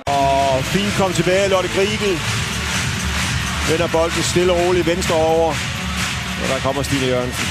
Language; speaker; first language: Danish; native; Danish